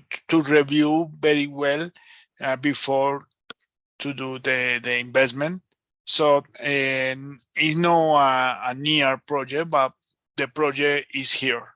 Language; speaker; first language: English; non-native, learner; Spanish